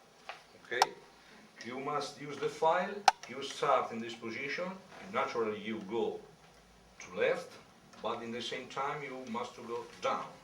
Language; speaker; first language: English; non-native, learner; Italian